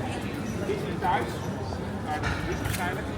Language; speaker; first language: Dutch; native; Dutch